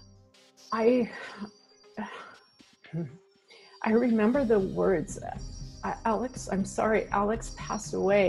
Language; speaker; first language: English; native; English